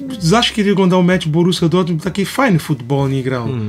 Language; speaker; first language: Polish; non-native, learner; Portuguese